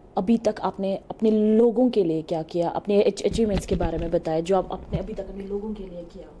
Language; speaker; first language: Hindi; non-native, local second language; Kashmiri